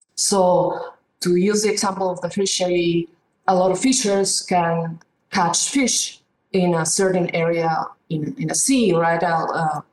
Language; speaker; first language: English; non-native, fluent; Spanish